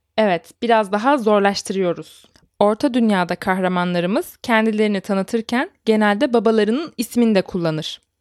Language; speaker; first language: Turkish; native; Turkish